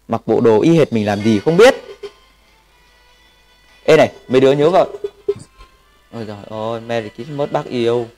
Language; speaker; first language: Vietnamese; native; Vietnamese